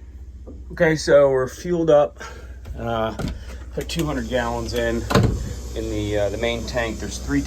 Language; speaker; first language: English; native; English